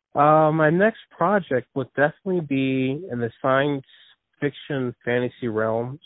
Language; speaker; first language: English; native; English